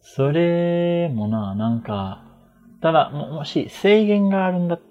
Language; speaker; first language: Japanese; non-native, fluent; Spanish